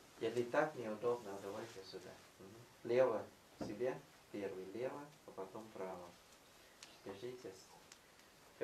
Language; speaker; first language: Russian; non-native, learner; Thai